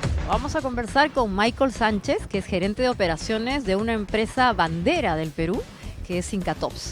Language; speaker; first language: Spanish; native; Spanish